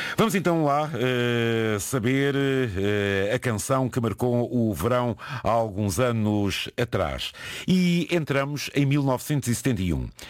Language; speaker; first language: Portuguese; native; Portuguese